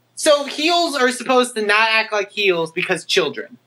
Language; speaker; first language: English; native; English